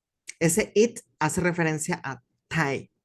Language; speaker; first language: English; non-native, fluent; Spanish